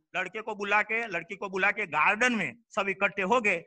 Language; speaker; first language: Hindi; non-native, local second language; Gujarati